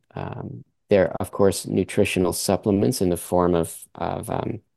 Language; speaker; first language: English; early bilingual, other home language; French